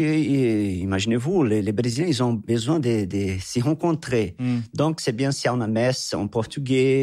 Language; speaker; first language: French; non-native, fluent; Portuguese